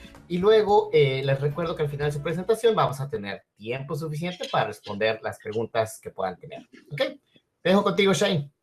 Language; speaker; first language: Spanish; native; Spanish